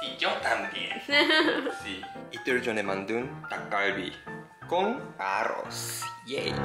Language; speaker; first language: Spanish; non-native, learner; Japanese